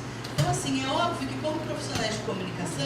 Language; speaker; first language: Portuguese; native; Portuguese